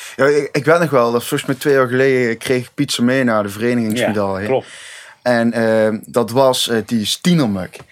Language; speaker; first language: Dutch; native; Dutch